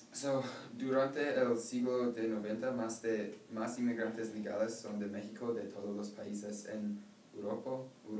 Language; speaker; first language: Spanish; non-native, learner; English